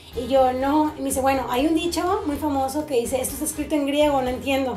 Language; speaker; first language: Spanish; native; Spanish